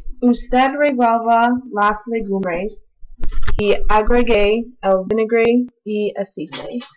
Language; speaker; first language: Spanish; non-native, learner; English